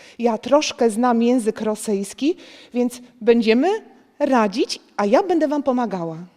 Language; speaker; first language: Polish; native; Polish